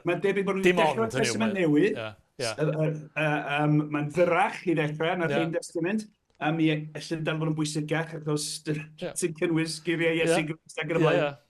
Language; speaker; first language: Welsh; native; Welsh